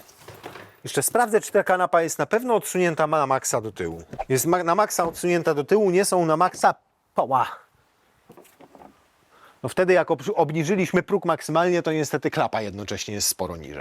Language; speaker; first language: Polish; native; Polish